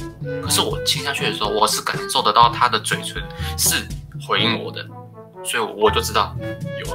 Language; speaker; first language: Chinese; native; Chinese